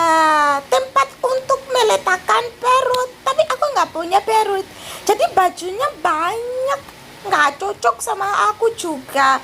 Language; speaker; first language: Indonesian; non-native, learner; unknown